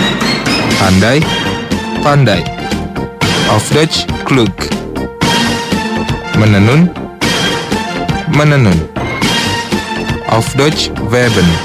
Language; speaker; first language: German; non-native, fluent; Indonesian